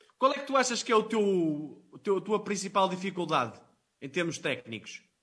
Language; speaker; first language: Portuguese; native; Portuguese